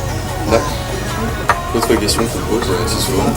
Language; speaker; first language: French; native; French